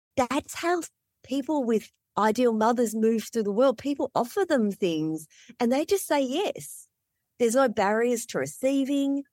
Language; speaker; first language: English; native; English